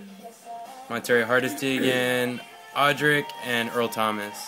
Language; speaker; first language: English; native; English